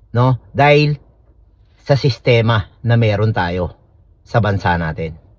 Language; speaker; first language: Filipino; native; Filipino